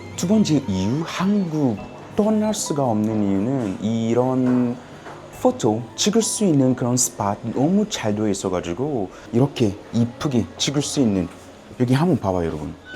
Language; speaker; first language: Korean; non-native, fluent; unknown